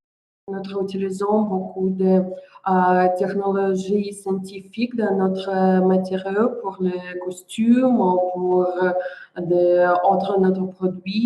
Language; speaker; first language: French; non-native, learner; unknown